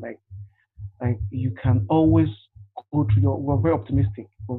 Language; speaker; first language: English; non-native, local second language; Igbo